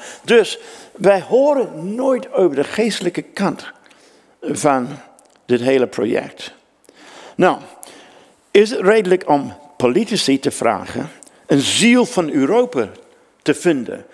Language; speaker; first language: Dutch; non-native, fluent; English